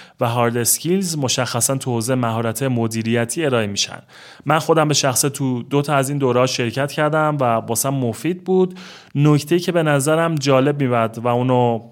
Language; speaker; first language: Persian; native; Persian